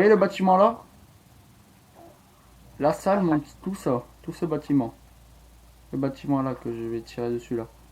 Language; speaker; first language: French; native; French